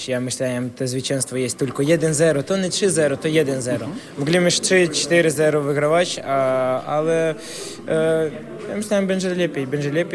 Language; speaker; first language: Polish; non-native, learner; Ukrainian